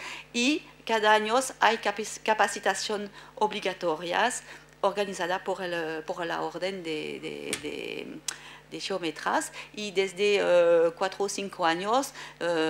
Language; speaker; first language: Spanish; non-native, fluent; French